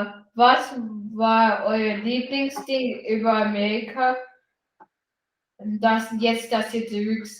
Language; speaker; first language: German; non-native, learner; English